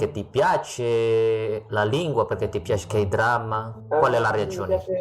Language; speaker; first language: Italian; non-native, learner; Indonesian